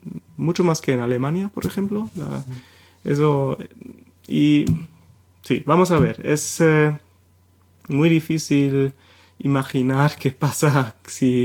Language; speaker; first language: Spanish; non-native, fluent; German